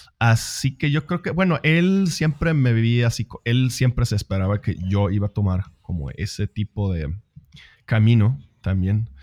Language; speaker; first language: Spanish; non-native, fluent; Swedish